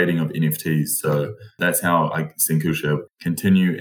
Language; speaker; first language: English; native; English